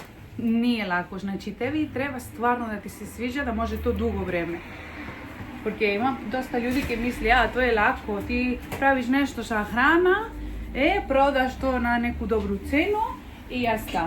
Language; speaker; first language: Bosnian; non-native, learner; Spanish